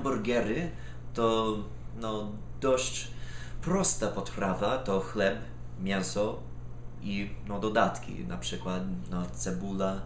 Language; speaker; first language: Polish; non-native, fluent; English